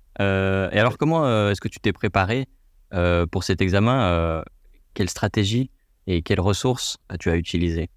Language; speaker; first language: French; native; French